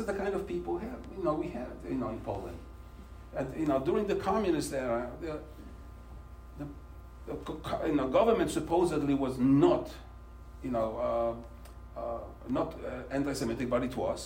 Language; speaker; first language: English; non-native, fluent; Polish